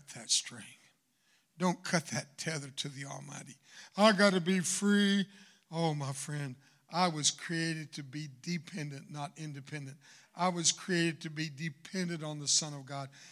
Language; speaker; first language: English; early bilingual, other home language; Spanish